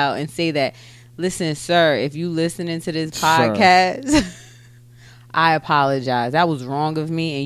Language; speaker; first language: English; native; English